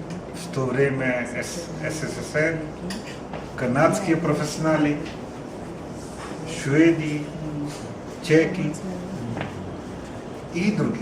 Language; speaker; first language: Russian; non-native, learner; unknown